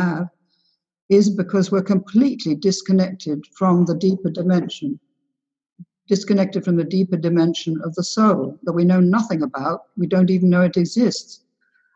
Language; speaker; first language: English; native; English